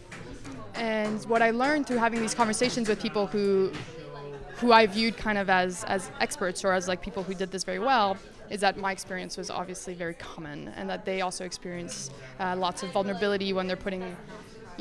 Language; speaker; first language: English; non-native, fluent; Spanish